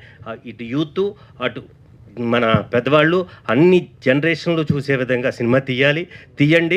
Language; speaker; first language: Telugu; native; Telugu